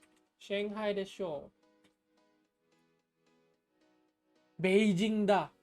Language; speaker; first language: Japanese; non-native, learner; English